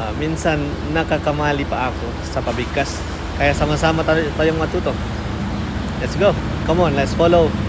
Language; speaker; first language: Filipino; non-native, learner; Indonesian